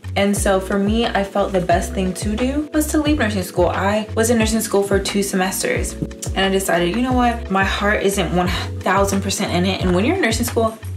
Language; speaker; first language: English; native; English